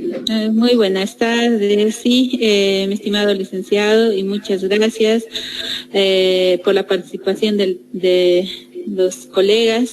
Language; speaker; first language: Spanish; native; Spanish